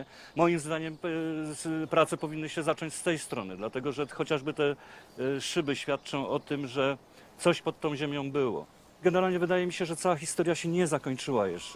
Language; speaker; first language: Polish; native; Polish